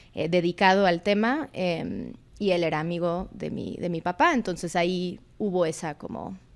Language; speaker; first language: Spanish; native; Spanish